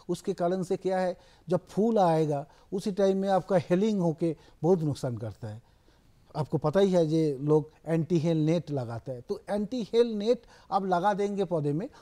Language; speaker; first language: Hindi; non-native, local second language; Bangla